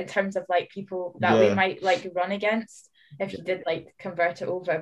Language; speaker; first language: English; native; English